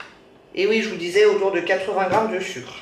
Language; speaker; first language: French; native; French